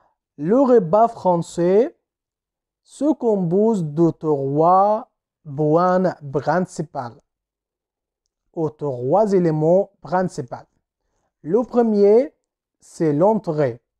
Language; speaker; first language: French; non-native, fluent; Arabic